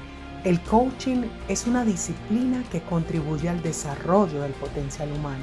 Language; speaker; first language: Spanish; native; Spanish